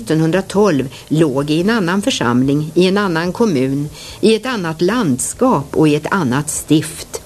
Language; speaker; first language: Swedish; native; Swedish